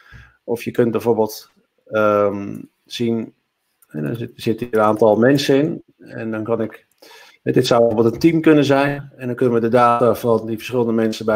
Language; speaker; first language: Dutch; native; Dutch